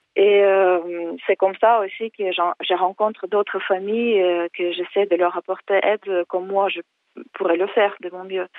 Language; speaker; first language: French; non-native, fluent; Ukrainian